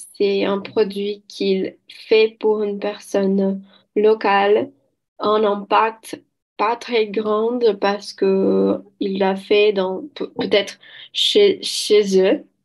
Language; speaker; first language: French; non-native, learner; Portuguese